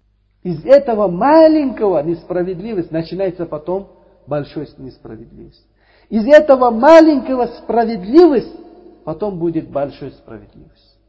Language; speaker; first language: Russian; non-native, learner; Uzbek